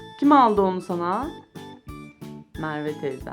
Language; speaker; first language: Turkish; native; Turkish